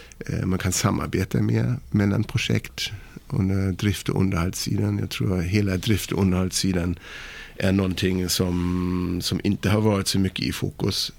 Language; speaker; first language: Swedish; non-native, fluent; German